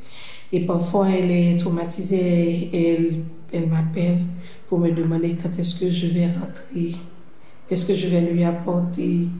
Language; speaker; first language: French; non-native, local second language; Haitian Creole